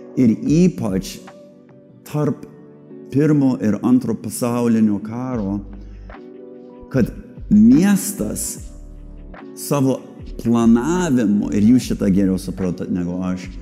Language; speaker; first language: Lithuanian; early bilingual, heritage; English